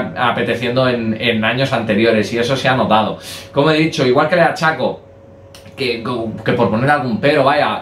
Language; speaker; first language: Spanish; native; Spanish